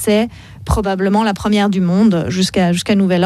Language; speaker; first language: French; native; French